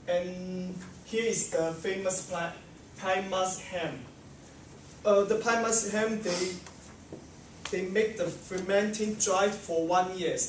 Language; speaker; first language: English; non-native, learner; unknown